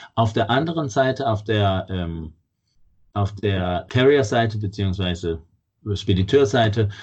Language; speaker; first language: German; non-native, fluent; Danish